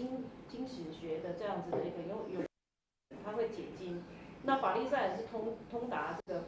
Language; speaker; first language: Chinese; native; Chinese